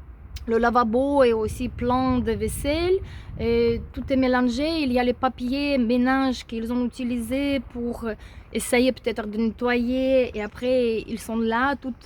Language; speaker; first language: French; non-native, fluent; Russian